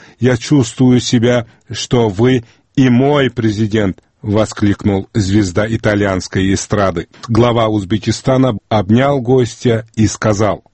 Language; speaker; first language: Russian; non-native, local second language; Uzbek